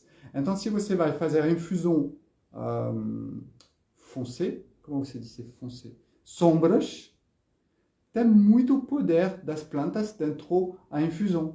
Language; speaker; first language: Portuguese; non-native, fluent; French